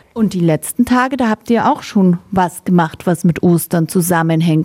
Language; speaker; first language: German; native; German